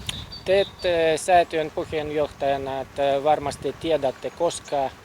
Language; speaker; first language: Finnish; non-native, fluent; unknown